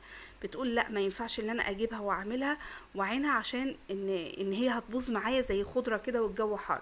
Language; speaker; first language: Arabic; native; Arabic